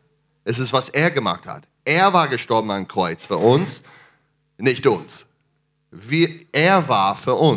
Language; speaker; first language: German; non-native, fluent; English